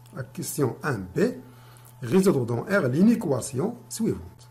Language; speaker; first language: French; non-native, local second language; Arabic